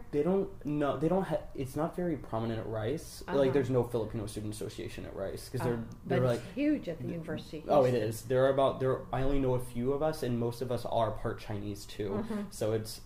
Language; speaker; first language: English; native; English